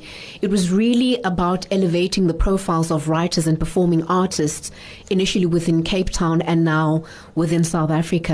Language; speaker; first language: English; non-native, local second language; Xhosa